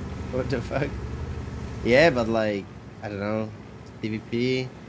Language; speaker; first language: English; non-native, fluent; Czech